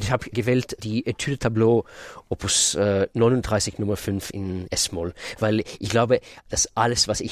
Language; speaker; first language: German; non-native, fluent; Russian